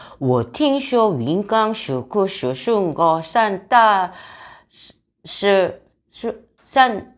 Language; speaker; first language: Chinese; non-native, learner; Korean